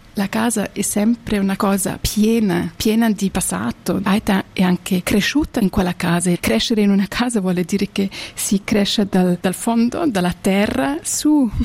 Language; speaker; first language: Italian; non-native, local second language; German